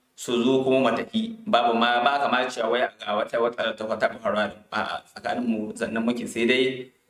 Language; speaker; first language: Hausa; non-native, local second language; Fula